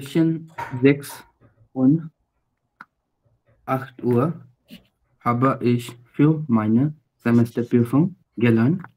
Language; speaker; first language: German; non-native, learner; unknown